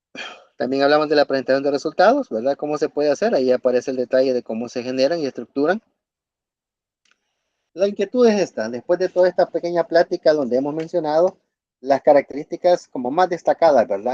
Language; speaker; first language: Spanish; native; Spanish